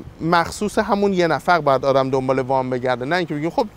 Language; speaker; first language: Persian; native; Persian